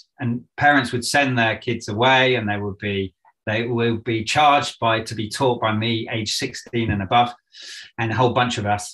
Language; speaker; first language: English; native; English